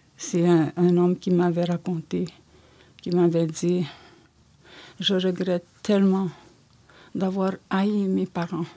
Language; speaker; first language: French; non-native, local second language; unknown